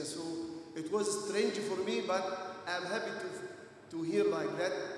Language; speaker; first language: English; non-native, fluent; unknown